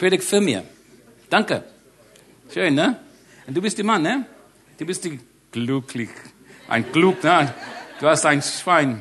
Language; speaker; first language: German; non-native, learner; English